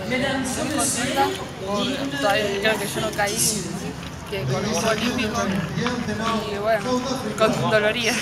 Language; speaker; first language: Spanish; native; Spanish